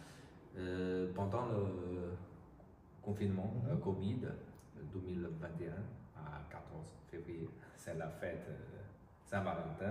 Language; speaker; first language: French; non-native, learner; Chinese